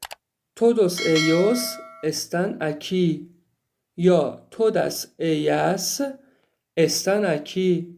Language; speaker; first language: Spanish; non-native, fluent; Persian